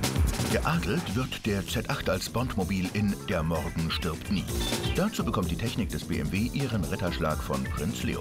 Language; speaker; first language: German; native; German